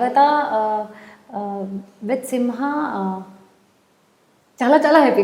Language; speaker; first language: Telugu; non-native, learner; Hindi